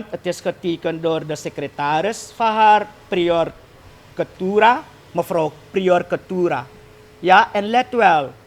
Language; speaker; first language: Dutch; native; Dutch